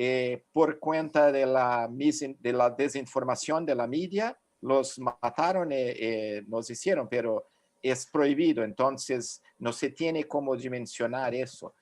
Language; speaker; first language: Spanish; non-native, fluent; Portuguese